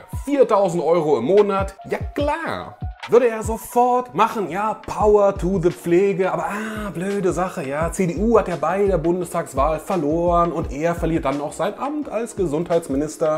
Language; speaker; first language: German; native; German